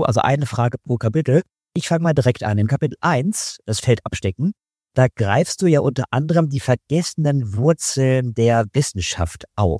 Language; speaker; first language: German; native; German